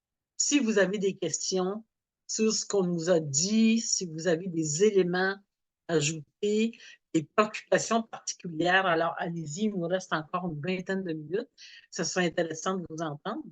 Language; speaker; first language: French; native; French